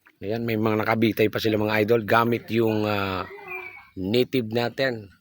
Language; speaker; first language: Filipino; non-native, local second language; Bikol